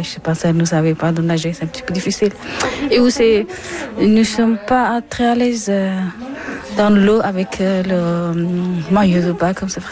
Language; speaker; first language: French; non-native, learner; Persian